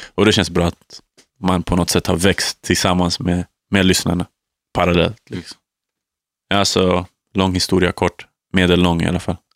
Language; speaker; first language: Swedish; native; Swedish